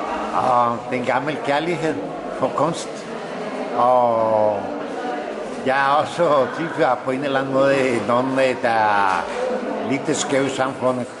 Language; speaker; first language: Danish; non-native, fluent; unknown